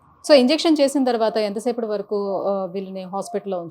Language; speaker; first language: Telugu; native; Telugu